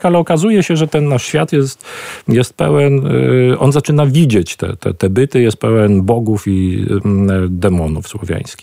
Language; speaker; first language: Polish; native; Polish